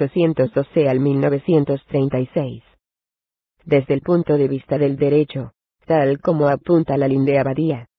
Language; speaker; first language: Spanish; native; Spanish